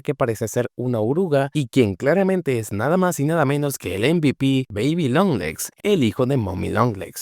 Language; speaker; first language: Spanish; native; Spanish